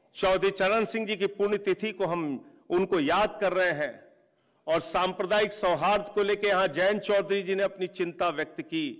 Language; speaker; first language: Hindi; native; Hindi